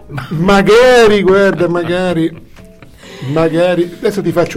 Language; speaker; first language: Italian; native; Italian